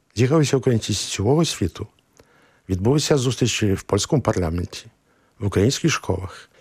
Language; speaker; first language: Ukrainian; early bilingual, heritage; Ukrainian